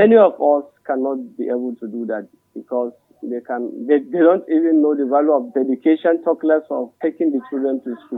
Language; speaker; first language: English; non-native, local second language; Hausa